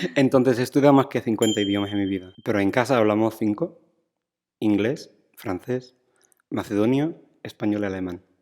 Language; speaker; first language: Spanish; non-native, fluent; English